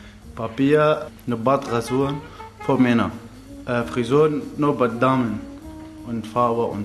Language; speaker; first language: German; non-native, learner; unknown